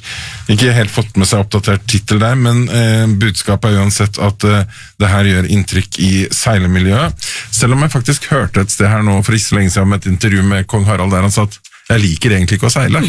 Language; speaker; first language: Norwegian; native; Norwegian